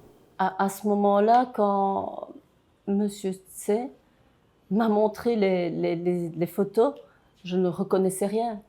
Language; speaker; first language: French; early bilingual, other home language; Chinese